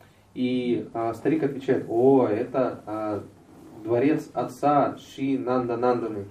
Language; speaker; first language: Russian; native; Russian